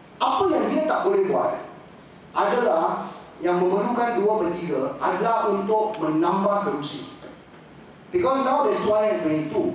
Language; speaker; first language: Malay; non-native, local second language; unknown